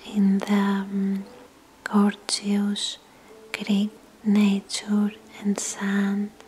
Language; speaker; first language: English; non-native, fluent; Greek